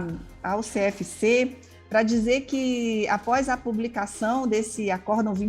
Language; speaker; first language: Portuguese; native; Portuguese